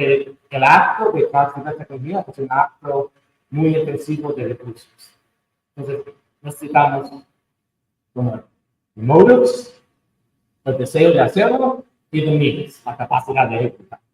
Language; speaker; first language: Spanish; non-native, fluent; English